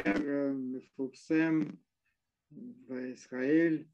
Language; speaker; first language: Hebrew; non-native, learner; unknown